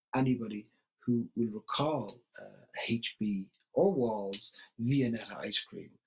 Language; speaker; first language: English; native; English